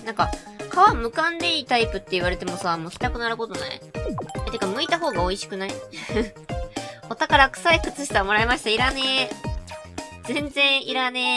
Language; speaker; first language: Japanese; native; Japanese